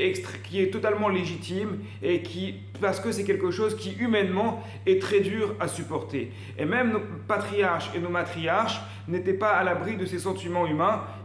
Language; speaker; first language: French; native; French